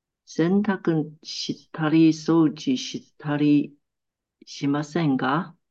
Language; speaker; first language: Japanese; non-native, learner; Chinese